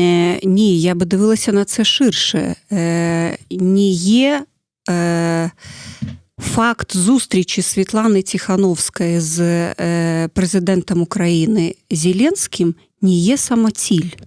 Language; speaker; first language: Ukrainian; non-native, fluent; Russian